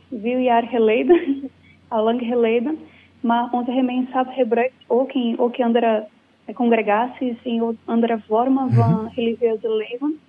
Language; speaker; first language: Dutch; non-native, learner; Portuguese